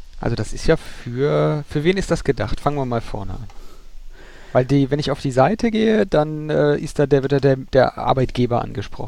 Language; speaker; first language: German; native; German